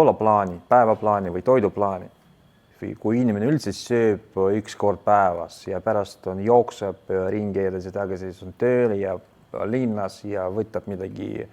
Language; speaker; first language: Estonian; non-native, local second language; Russian